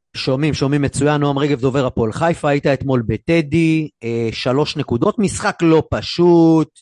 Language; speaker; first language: Hebrew; native; Hebrew